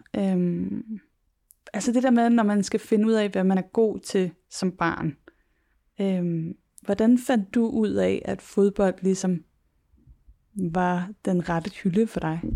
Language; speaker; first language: Danish; native; Danish